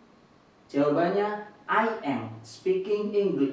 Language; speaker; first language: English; non-native, fluent; Indonesian